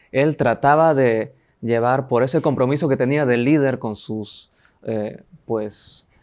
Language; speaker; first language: Spanish; native; Spanish